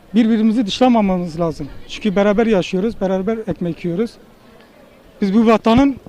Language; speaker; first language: Turkish; native; Turkish